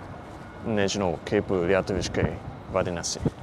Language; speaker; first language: Lithuanian; non-native, fluent; Japanese